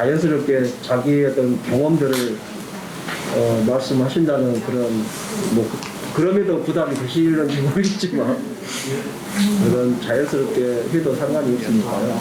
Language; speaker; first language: Korean; native; Korean